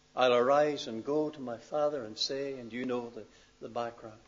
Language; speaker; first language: English; native; English